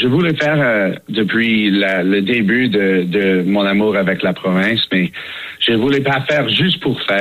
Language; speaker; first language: French; non-native, fluent; English